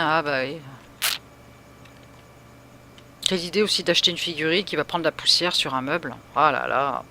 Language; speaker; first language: French; native; French